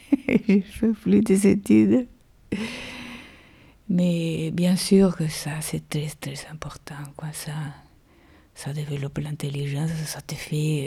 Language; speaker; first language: French; non-native, fluent; Spanish